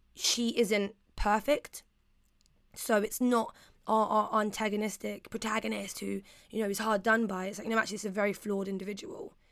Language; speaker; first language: English; native; English